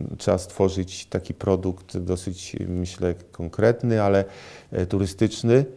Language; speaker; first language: Polish; native; Polish